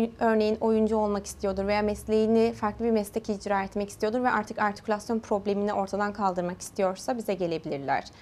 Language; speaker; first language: Turkish; early bilingual, heritage; Turkish